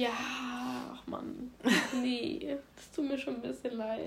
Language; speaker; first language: German; native; German